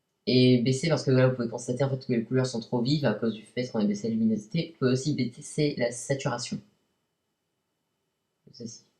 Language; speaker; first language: French; native; French